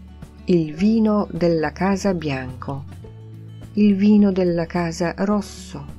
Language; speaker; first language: Italian; non-native, fluent; Polish